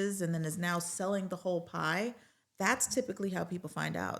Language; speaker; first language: English; native; English